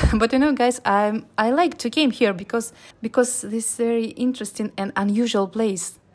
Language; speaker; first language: English; non-native, learner; Russian